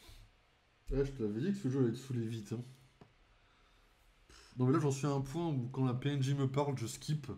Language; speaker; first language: French; native; French